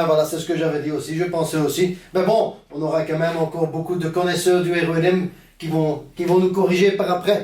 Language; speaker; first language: French; native; French